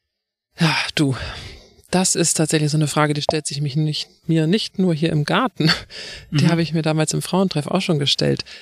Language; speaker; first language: German; native; German